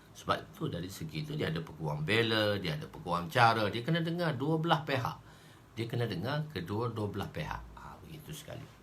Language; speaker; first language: Malay; native; Malay